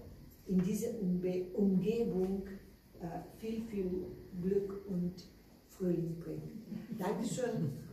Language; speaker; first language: German; non-native, learner; Slovenian